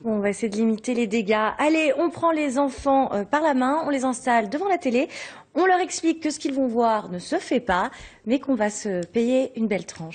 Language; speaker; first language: French; native; French